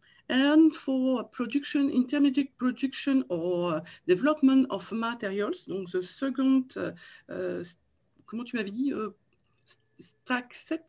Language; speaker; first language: English; non-native, learner; French